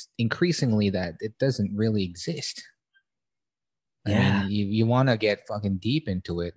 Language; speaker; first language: English; non-native, local second language; Filipino